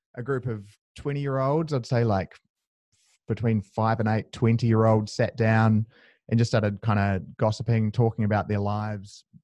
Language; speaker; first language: English; native; English